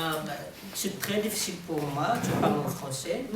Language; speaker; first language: French; non-native, learner; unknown